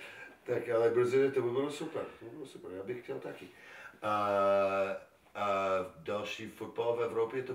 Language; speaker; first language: Czech; non-native, learner; English